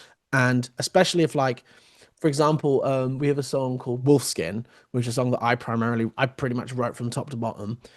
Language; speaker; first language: English; native; English